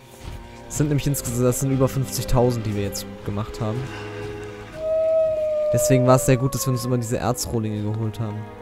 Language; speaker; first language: German; native; German